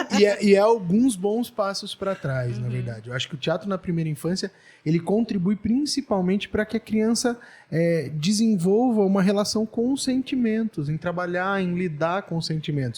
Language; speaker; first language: Portuguese; native; Portuguese